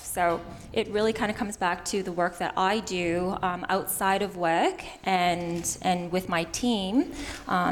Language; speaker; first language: English; native; English